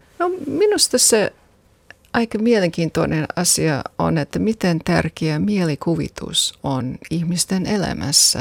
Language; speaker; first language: Finnish; non-native, fluent; English